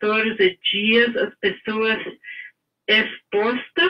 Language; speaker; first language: Portuguese; non-native, fluent; English